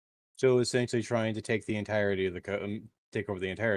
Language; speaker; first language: English; native; English